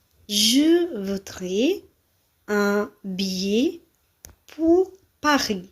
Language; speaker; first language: French; non-native, fluent; Tamil